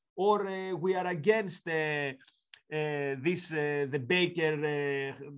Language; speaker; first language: English; non-native, fluent; Greek